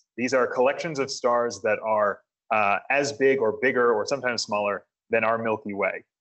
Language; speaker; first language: English; native; English